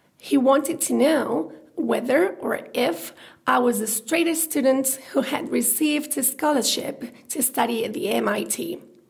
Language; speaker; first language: English; non-native, fluent; Spanish